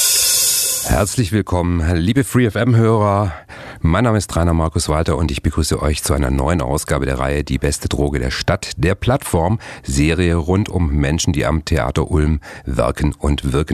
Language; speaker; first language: German; native; German